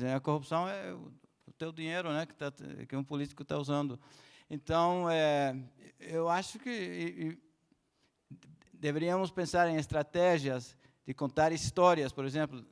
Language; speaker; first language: Portuguese; non-native, fluent; Spanish